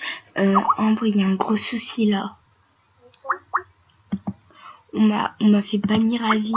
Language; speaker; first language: French; native; French